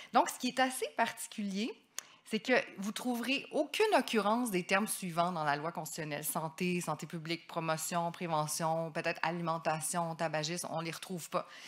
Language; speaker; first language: French; native; French